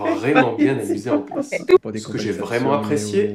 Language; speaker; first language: French; native; French